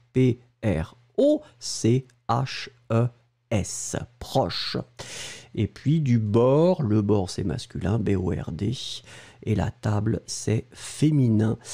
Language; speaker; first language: French; native; French